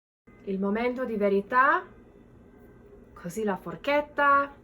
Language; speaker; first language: Italian; non-native, learner; English